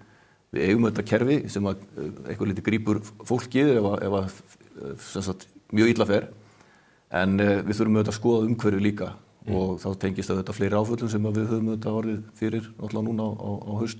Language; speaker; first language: Icelandic; native; Icelandic